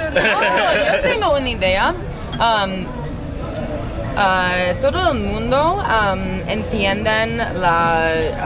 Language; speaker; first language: Spanish; non-native, learner; English